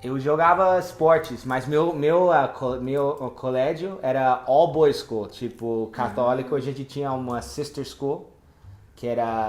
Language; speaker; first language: Portuguese; non-native, fluent; English